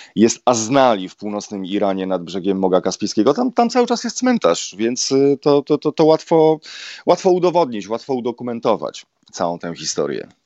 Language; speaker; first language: Polish; native; Polish